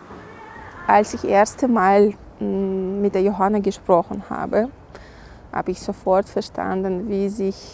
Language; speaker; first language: German; non-native, fluent; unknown